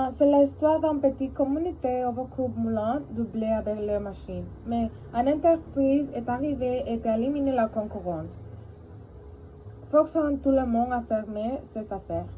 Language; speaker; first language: French; non-native, learner; Spanish